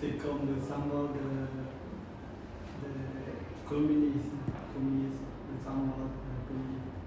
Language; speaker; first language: French; non-native, learner; Khmer